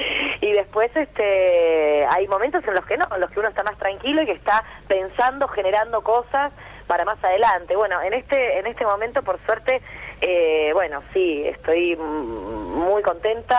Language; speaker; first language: Spanish; native; Spanish